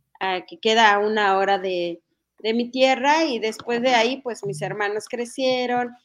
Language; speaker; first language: Spanish; non-native, local second language; Mixtepec Mixtec